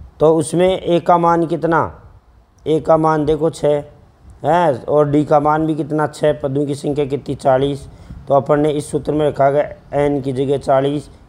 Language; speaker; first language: Hindi; native; Hindi